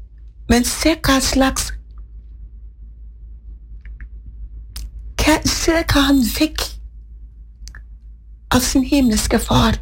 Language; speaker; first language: Norwegian; non-native, fluent; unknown